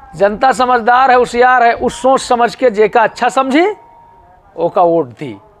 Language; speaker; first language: Hindi; native; Hindi